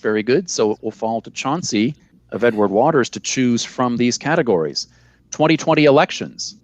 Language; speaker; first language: English; native; English